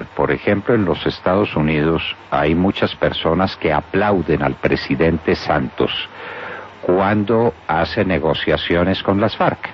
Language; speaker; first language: Spanish; native; Spanish